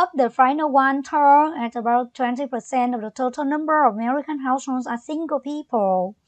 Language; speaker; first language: English; non-native, fluent; Vietnamese